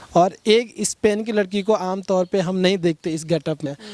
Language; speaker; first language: Hindi; native; Hindi